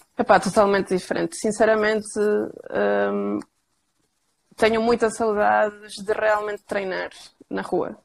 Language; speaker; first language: Portuguese; non-native, fluent; Spanish